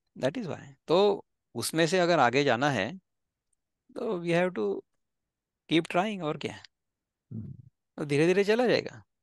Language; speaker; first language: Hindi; non-native, local second language; Marathi